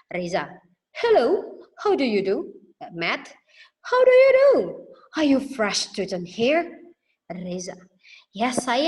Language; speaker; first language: English; non-native, fluent; Indonesian